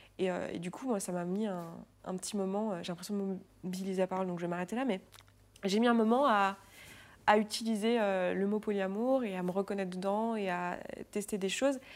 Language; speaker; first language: French; native; French